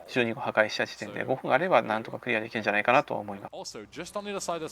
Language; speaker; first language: Japanese; native; Japanese